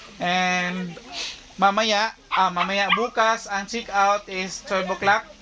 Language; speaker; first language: Filipino; non-native, local second language; Cebuano